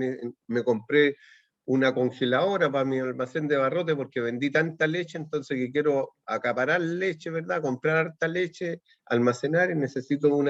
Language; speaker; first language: Spanish; native; Spanish